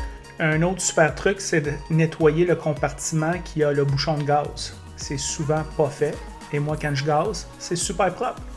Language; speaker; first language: French; native; French